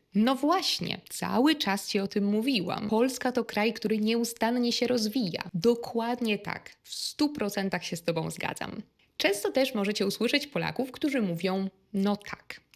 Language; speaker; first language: Polish; native; Polish